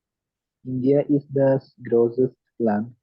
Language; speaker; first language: German; non-native, learner; Malayalam